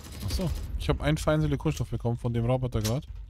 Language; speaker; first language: German; native; German